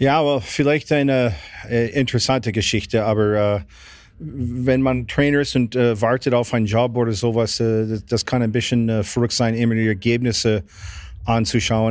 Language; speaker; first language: German; non-native, fluent; English